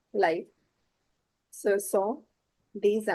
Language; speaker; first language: French; non-native, fluent; Hindi